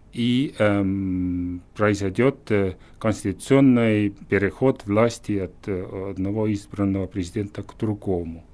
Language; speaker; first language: Russian; non-native, fluent; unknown